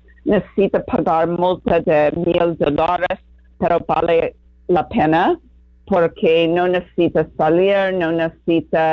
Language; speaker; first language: Spanish; non-native, learner; English